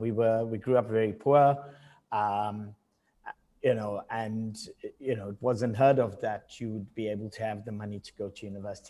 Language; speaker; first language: English; non-native, local second language; Zulu